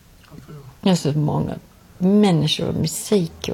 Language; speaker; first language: Swedish; non-native, fluent; English